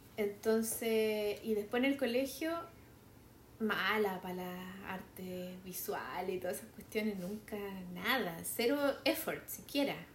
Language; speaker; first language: Spanish; native; Spanish